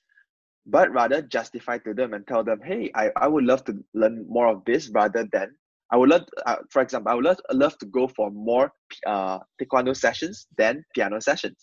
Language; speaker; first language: English; non-native, local second language; Chinese